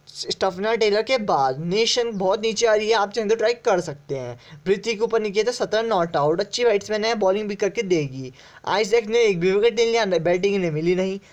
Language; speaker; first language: Hindi; native; Hindi